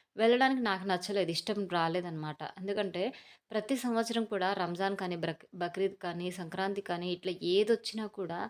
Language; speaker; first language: Telugu; native; Telugu